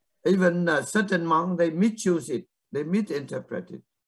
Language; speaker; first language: English; non-native, fluent; Vietnamese